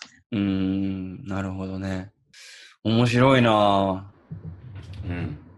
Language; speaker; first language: Japanese; native; Japanese